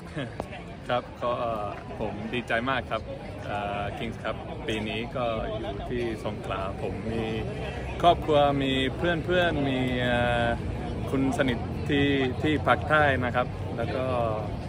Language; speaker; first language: Thai; early bilingual, heritage; Thai